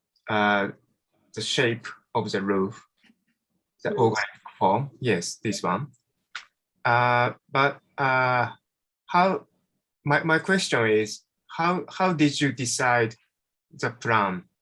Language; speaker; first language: English; non-native, fluent; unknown